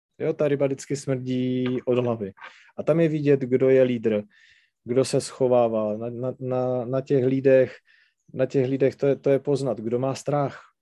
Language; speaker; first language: Czech; non-native, local second language; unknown